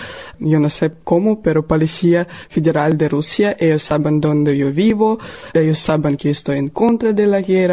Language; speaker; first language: Spanish; non-native, learner; Russian